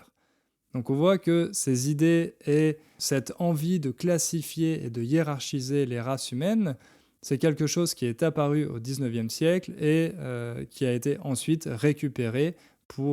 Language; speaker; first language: French; native; French